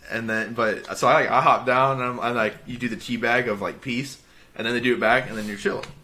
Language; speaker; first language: English; native; English